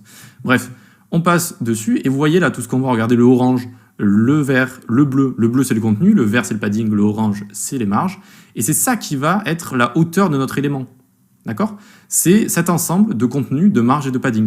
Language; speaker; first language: French; native; French